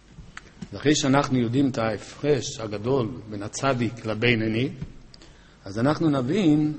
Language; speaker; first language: Hebrew; native; Hebrew